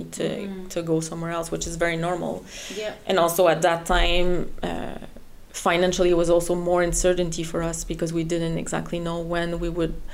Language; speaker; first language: English; non-native, fluent; French